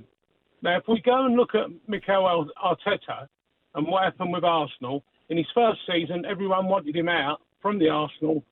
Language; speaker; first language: English; native; English